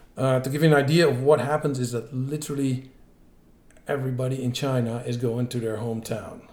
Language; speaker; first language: English; non-native, fluent; Dutch